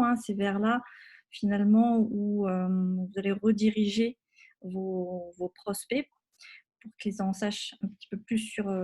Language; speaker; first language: French; native; French